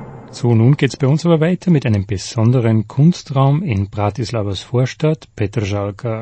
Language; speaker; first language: German; native; German